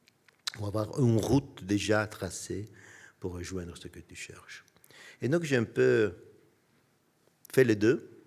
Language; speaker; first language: French; non-native, fluent; Italian